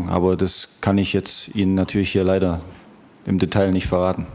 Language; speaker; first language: German; native; German